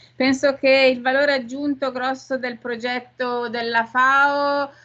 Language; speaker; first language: Italian; native; Italian